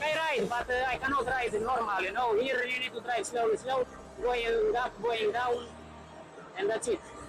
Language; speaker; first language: English; non-native, learner; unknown